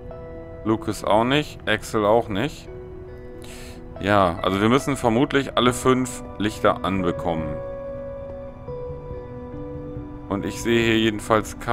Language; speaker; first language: German; native; German